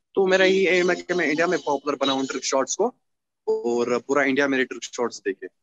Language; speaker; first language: Hindi; native; Hindi